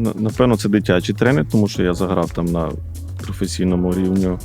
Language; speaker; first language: Ukrainian; native; Ukrainian